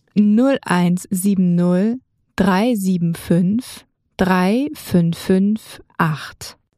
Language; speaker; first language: German; native; German